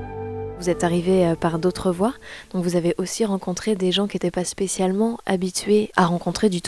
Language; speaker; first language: French; native; French